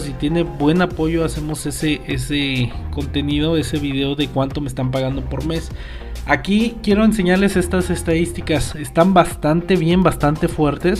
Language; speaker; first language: Spanish; native; Spanish